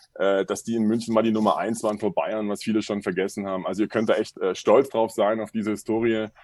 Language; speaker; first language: German; native; German